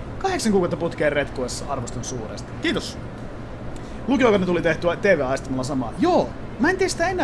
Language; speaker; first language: Finnish; native; Finnish